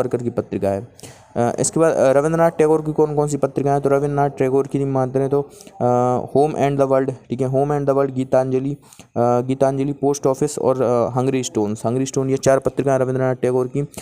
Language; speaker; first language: Hindi; native; Hindi